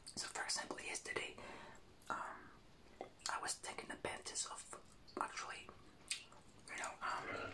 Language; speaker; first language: English; non-native, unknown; Spanish